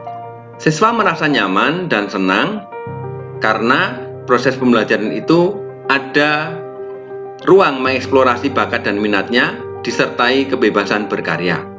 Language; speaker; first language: Indonesian; native; Indonesian